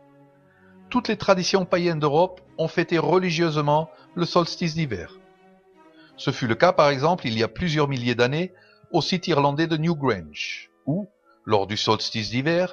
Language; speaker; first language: French; native; French